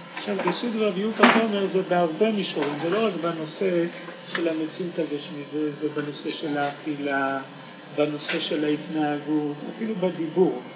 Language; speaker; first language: Hebrew; native; Hebrew